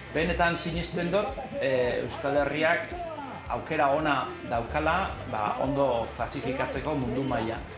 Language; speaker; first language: Basque; non-native, fluent; English